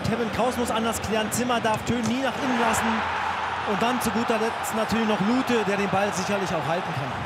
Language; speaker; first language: German; native; German